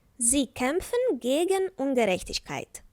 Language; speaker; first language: German; non-native, fluent; Ukrainian